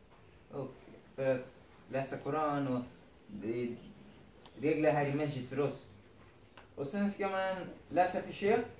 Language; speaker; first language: Swedish; non-native, fluent; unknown